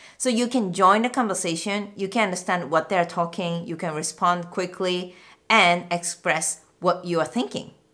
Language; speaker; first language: English; non-native, fluent; Japanese